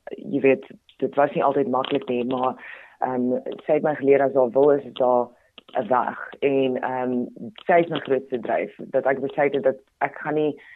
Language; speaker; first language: Afrikaans; non-native, local second language; Tswana